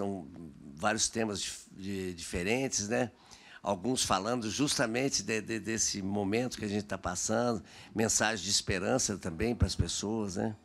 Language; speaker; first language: Portuguese; native; Portuguese